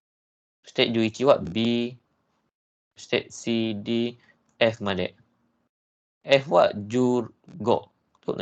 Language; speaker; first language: Japanese; non-native, fluent; Malay